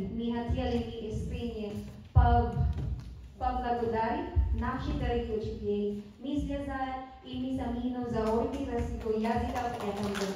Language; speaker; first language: Russian; non-native, learner; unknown